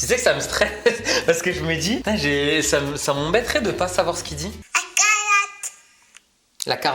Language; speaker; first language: French; native; French